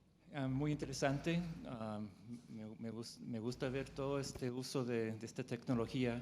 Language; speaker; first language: Spanish; non-native, fluent; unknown